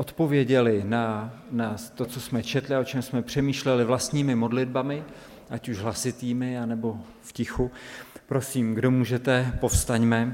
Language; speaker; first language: Czech; native; Czech